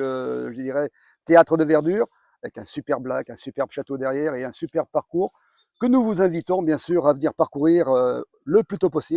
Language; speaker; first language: French; native; French